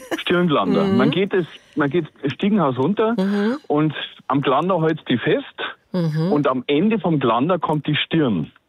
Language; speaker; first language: German; native; German